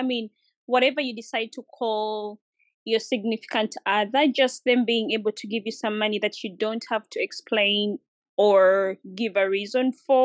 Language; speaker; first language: English; non-native, local second language; Ganda